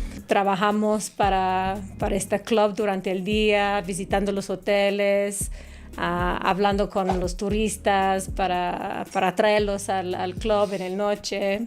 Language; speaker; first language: Spanish; non-native, fluent; English